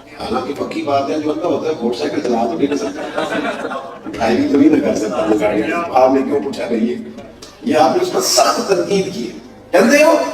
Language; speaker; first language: Urdu; non-native, local second language; Punjabi